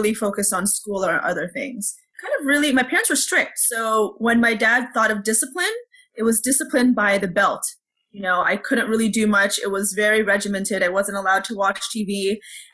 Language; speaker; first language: English; early bilingual, other home language; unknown